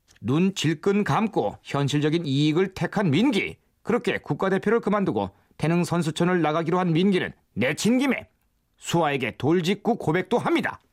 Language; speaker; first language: Korean; native; Korean